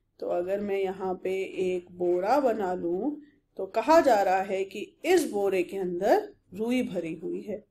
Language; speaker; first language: Hindi; native; Hindi